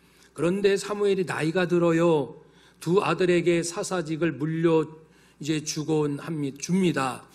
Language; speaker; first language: Korean; native; Korean